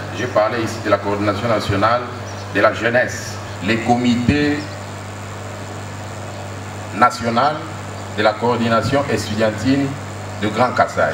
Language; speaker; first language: French; non-native, local second language; Luba-Lulua